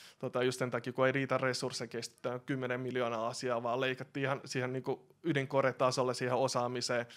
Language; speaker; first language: Finnish; early bilingual, other home language; Russian